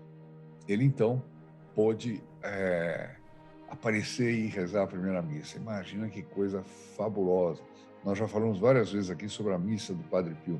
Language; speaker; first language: Portuguese; native; Portuguese